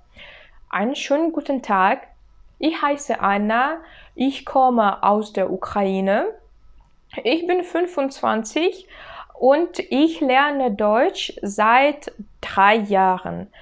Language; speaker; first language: German; non-native, learner; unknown